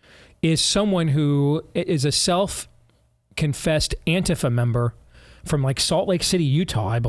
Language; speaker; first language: English; native; English